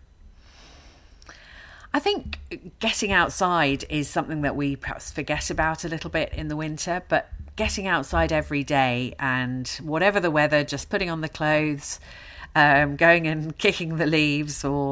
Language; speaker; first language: English; native; English